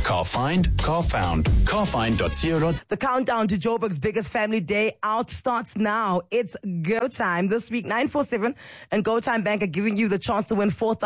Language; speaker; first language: English; non-native, local second language; Xhosa